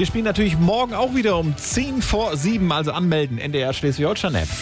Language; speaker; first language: German; native; German